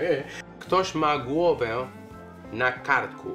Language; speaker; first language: Polish; non-native, learner; Spanish